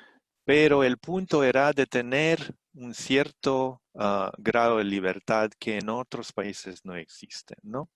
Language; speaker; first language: Spanish; non-native, fluent; Romanian